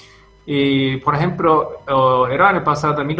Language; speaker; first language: Spanish; non-native, fluent; Japanese